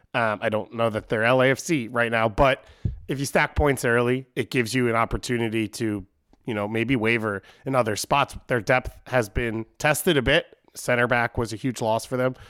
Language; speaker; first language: English; native; English